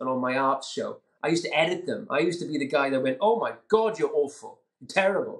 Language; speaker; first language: English; native; English